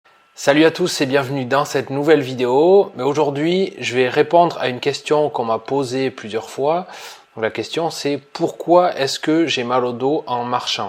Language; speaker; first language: French; native; French